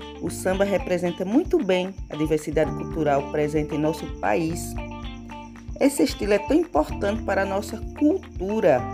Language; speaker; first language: Portuguese; native; Portuguese